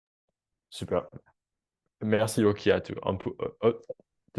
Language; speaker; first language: French; non-native, fluent; English